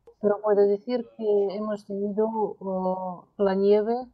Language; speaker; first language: Spanish; non-native, learner; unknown